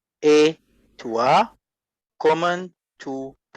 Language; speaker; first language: French; non-native, learner; Sinhala